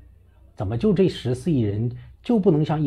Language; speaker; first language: Chinese; native; Chinese